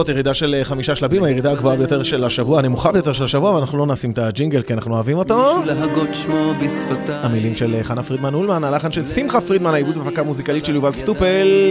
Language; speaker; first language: Hebrew; native; Hebrew